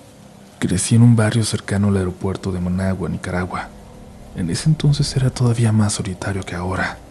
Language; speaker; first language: Spanish; native; Spanish